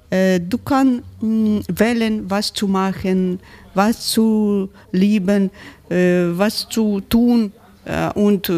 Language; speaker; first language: German; non-native, learner; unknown